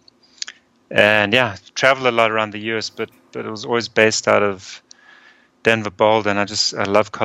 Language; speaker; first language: English; early bilingual, other home language; German